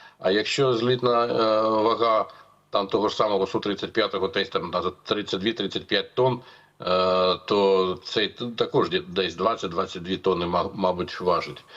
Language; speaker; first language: Ukrainian; non-native, local second language; Russian